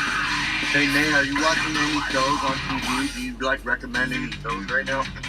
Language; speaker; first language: English; native; English